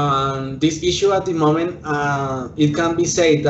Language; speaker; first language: English; non-native, learner; Spanish